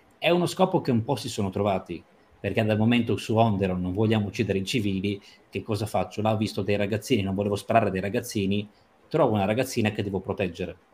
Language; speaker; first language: Italian; native; Italian